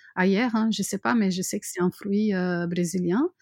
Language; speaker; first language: French; non-native, fluent; Portuguese